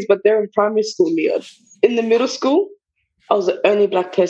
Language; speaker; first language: English; early bilingual, other home language; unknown